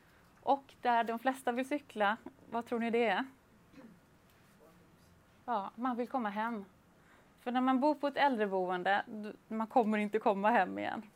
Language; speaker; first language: Swedish; native; Swedish